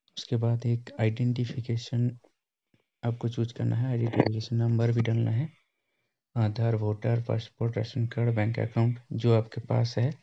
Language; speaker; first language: Hindi; non-native, local second language; Bangla